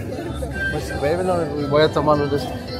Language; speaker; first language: Spanish; non-native, learner; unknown